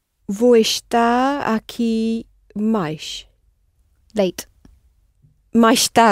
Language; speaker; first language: Portuguese; non-native, learner; English